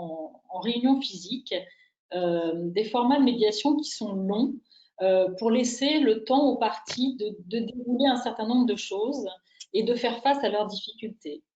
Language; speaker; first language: French; native; French